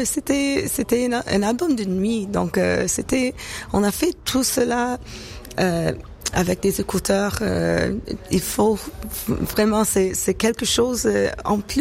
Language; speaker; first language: French; non-native, local second language; English